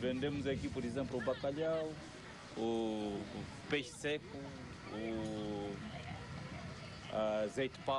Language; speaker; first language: Portuguese; native; Portuguese